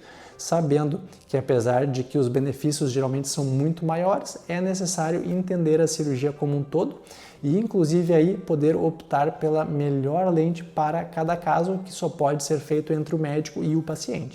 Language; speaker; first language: Portuguese; native; Portuguese